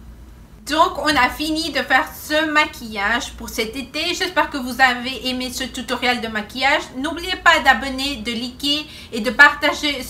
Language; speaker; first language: French; non-native, fluent; Spanish